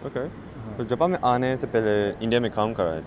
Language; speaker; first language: Hindi; non-native, fluent; Japanese